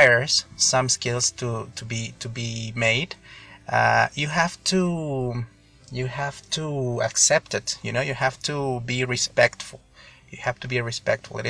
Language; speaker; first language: English; non-native, fluent; Spanish